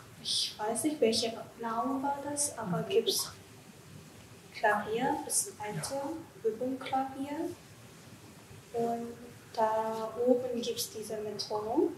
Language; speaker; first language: German; non-native, learner; Japanese